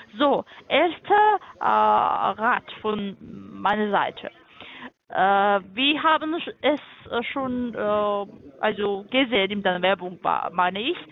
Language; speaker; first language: German; non-native, learner; Turkish